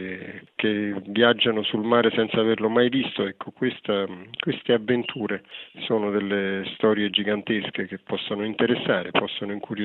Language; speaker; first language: Italian; native; Italian